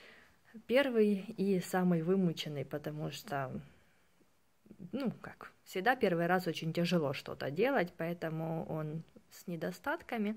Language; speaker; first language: Russian; native; Russian